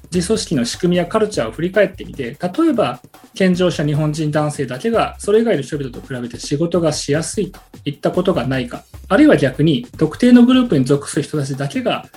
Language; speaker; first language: Japanese; native; Japanese